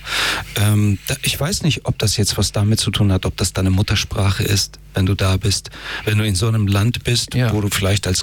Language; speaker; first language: German; early bilingual, other home language; Persian